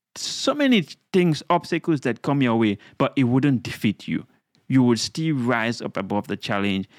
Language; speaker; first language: English; non-native, local second language; Krio